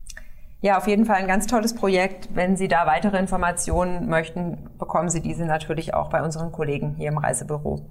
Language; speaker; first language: German; native; German